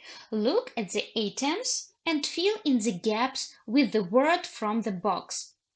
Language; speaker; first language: English; non-native, fluent; Ukrainian